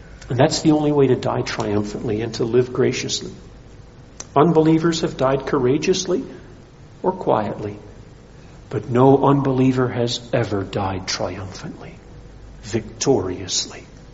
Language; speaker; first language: English; early bilingual, other home language; Dutch